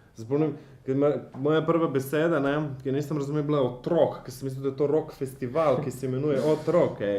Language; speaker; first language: Slovenian; non-native, fluent; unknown